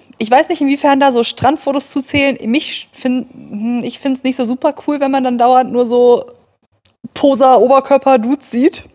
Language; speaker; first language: German; native; German